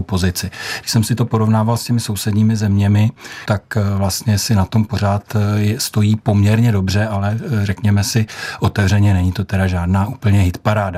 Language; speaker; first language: Czech; native; Czech